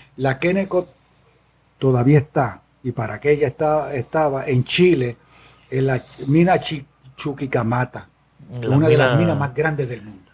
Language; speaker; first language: Spanish; native; Spanish